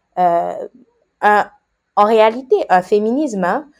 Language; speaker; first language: French; non-native, local second language; Wolof